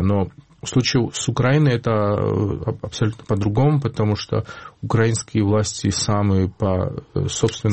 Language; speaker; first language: Russian; non-native, fluent; Georgian